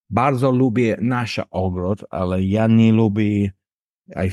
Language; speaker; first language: Polish; non-native, learner; English